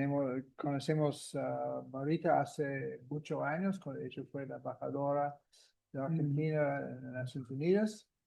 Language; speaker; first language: Spanish; non-native, fluent; English